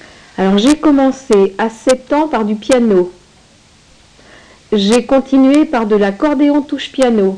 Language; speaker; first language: French; native; French